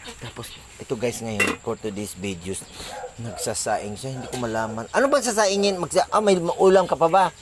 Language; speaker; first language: Filipino; non-native, local second language; Cebuano